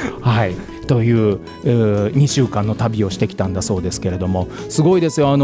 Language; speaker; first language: Japanese; native; Japanese